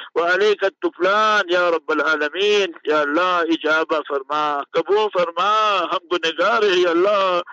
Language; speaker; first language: Arabic; non-native, fluent; English